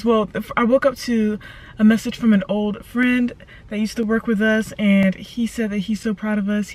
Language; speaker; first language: English; native; English